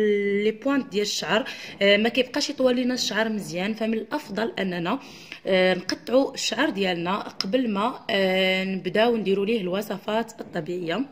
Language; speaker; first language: Arabic; native; Arabic